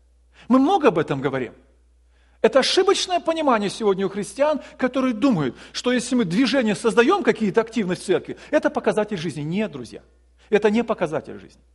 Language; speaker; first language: Russian; native; Russian